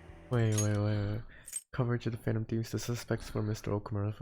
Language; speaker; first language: English; native; English